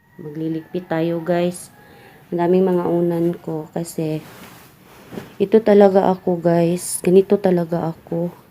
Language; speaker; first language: Filipino; non-native, local second language; Cebuano